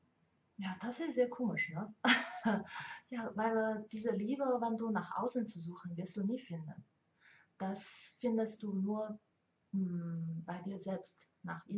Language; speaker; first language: German; non-native, learner; Chinese